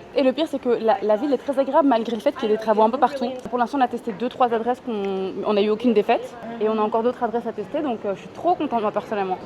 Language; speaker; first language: French; native; French